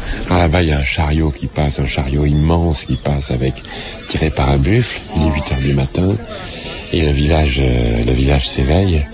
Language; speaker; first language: French; native; French